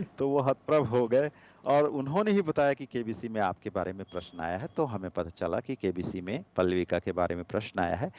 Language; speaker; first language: Hindi; non-native, local second language; Gujarati